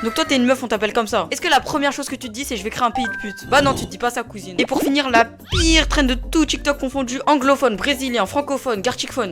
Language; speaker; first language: French; native; French